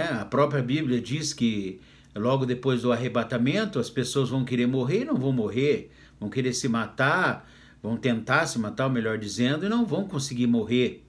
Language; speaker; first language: Portuguese; native; Portuguese